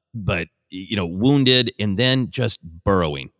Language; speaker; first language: English; native; English